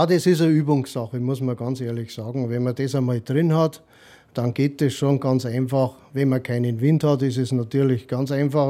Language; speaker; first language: German; native; German